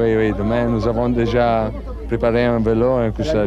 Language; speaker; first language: French; non-native, learner; Italian